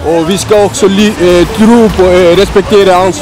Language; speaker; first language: Swedish; non-native, learner; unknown